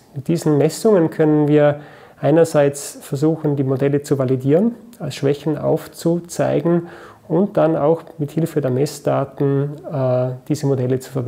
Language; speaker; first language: German; native; German